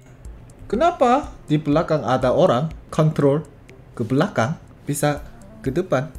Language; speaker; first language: Indonesian; non-native, fluent; Korean